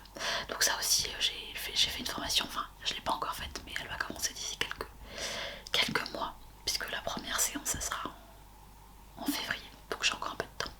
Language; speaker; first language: French; native; French